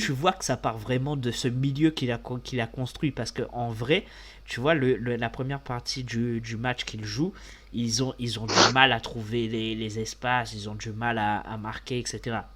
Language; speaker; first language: French; native; French